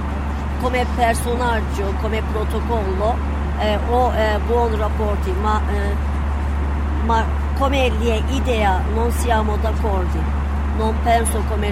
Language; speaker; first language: Italian; non-native, fluent; Turkish